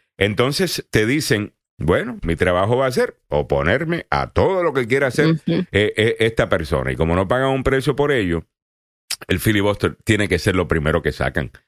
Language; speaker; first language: Spanish; native; Spanish